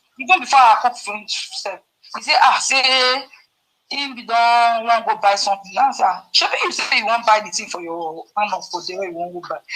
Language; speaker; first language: Nigerian Pidgin; non-native, local second language; Yoruba